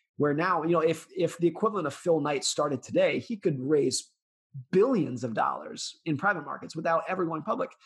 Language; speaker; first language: English; native; English